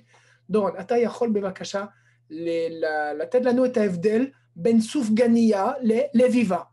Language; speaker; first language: Hebrew; non-native, fluent; French